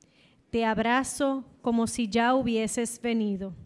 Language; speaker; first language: Spanish; native; Spanish